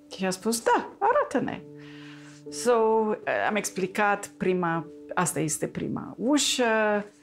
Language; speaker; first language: Romanian; native; Romanian